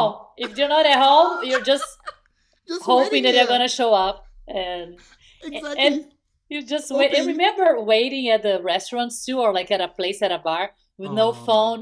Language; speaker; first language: English; non-native, fluent; Portuguese